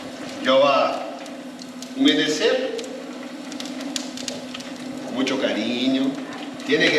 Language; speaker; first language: Spanish; non-native, learner; Portuguese